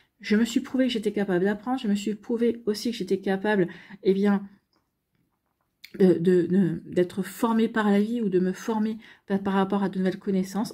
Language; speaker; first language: French; native; French